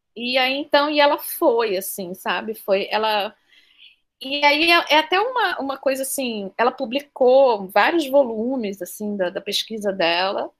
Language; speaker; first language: Portuguese; native; Portuguese